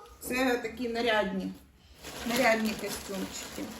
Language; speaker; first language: Ukrainian; native; Ukrainian